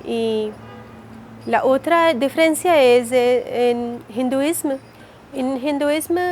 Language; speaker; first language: Spanish; non-native, learner; Hindi